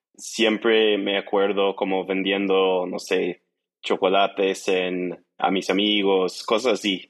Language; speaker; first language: Spanish; non-native, fluent; English